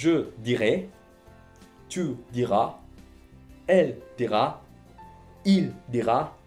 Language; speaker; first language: French; non-native, fluent; Spanish